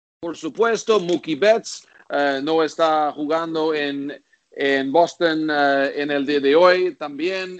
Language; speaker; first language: Spanish; non-native, learner; English